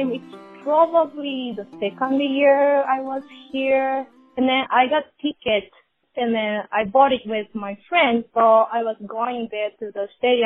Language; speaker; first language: English; non-native, fluent; Japanese